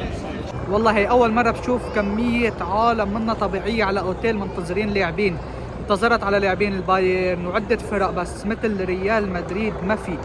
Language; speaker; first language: Arabic; native; Arabic